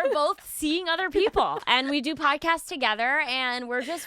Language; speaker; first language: English; native; English